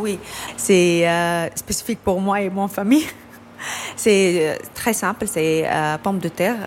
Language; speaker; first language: French; non-native, learner; Arabic